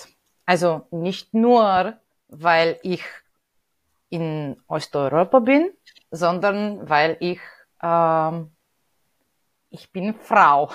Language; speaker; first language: German; non-native, fluent; Bulgarian